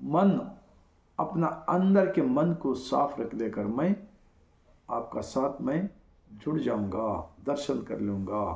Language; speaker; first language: Hindi; non-native, local second language; Kannada